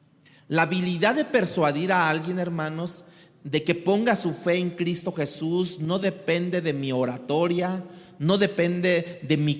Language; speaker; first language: Spanish; native; Spanish